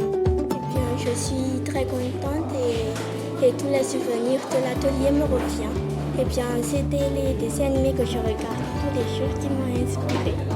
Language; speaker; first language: French; non-native, local second language; Malagasy